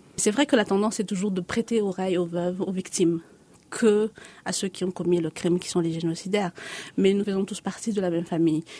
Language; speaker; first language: French; non-native, local second language; Lingala